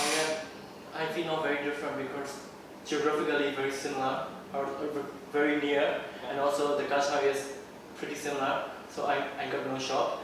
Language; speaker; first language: English; non-native, learner; Burmese